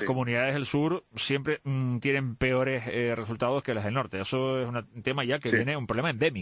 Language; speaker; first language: Spanish; native; Spanish